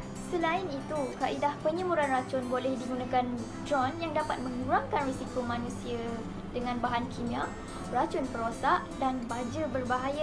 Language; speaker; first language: Malay; native; Malay